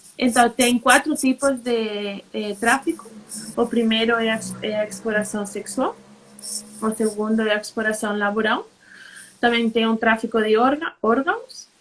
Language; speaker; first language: Portuguese; non-native, fluent; Spanish